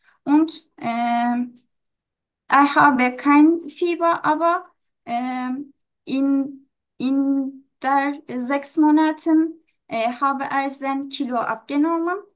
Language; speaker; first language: German; non-native, learner; Turkish